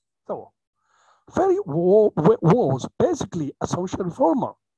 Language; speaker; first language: English; non-native, fluent; Arabic